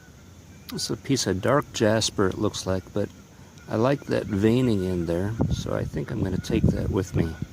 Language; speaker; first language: English; native; English